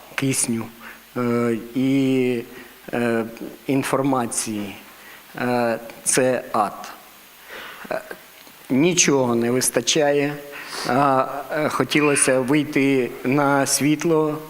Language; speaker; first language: Ukrainian; non-native, local second language; Russian